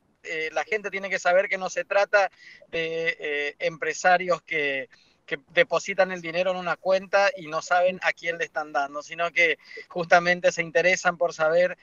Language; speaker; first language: Spanish; native; Spanish